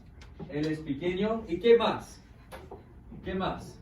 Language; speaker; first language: Spanish; non-native, fluent; English